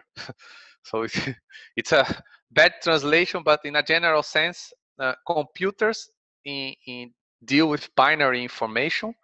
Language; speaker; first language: English; non-native, fluent; Portuguese